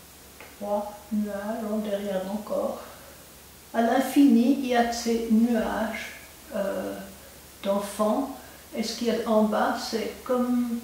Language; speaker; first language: French; non-native, local second language; German